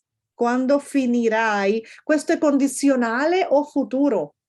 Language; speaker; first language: Italian; non-native, fluent; Spanish